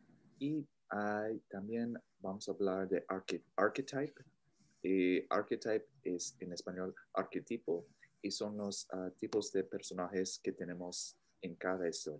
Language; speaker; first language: Spanish; non-native, fluent; English